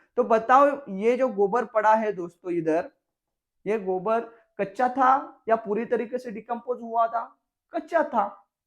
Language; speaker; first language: Hindi; non-native, local second language; Marathi